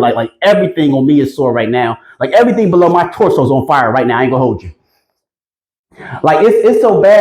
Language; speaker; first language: English; native; English